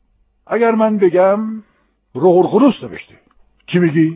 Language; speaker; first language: Persian; non-native, fluent; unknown